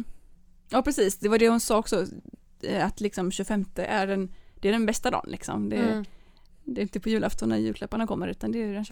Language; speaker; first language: Swedish; native; Swedish